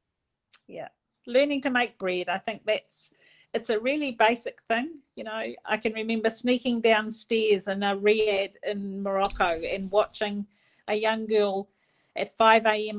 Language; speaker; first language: English; native; English